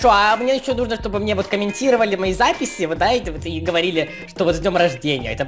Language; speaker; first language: Russian; native; Russian